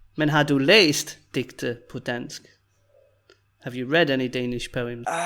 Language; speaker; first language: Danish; native; Danish